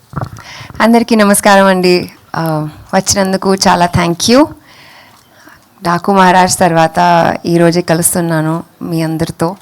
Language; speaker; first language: Telugu; non-native, local second language; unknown